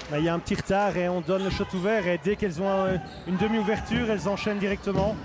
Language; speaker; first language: French; native; French